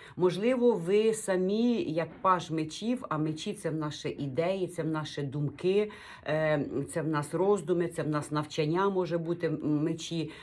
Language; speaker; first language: Ukrainian; non-native, local second language; Russian